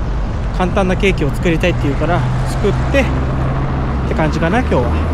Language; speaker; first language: Japanese; native; Japanese